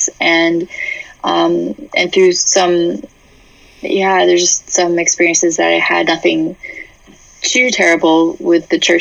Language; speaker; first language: English; native; English